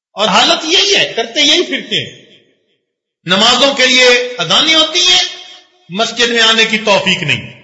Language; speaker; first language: Urdu; non-native, local second language; Punjabi